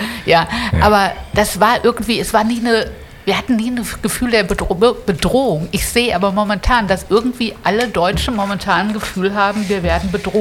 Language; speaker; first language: German; native; German